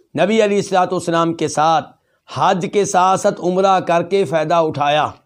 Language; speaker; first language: Urdu; native; Urdu